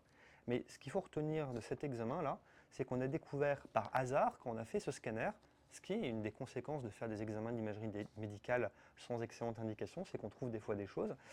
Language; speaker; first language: French; native; French